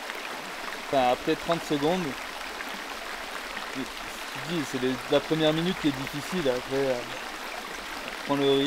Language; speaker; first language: French; non-native, fluent; Spanish